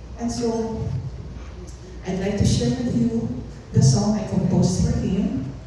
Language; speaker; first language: English; non-native, local second language; Filipino